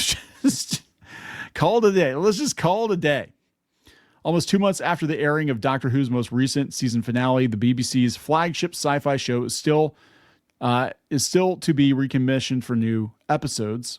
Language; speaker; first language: English; native; English